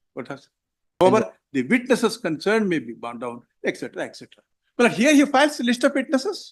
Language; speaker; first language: English; non-native, local second language; Kannada